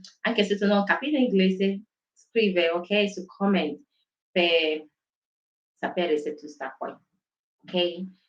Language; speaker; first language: Italian; non-native, learner; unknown